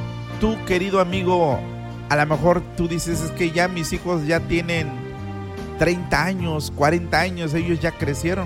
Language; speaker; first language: Spanish; native; Spanish